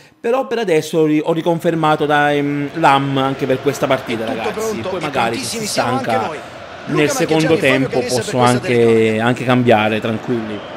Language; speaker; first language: Italian; native; Italian